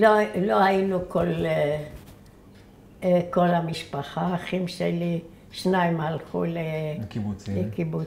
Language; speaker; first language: Hebrew; early bilingual, other home language; Arabic